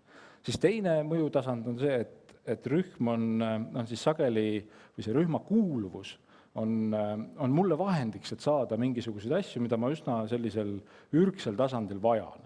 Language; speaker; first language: Estonian; native; Estonian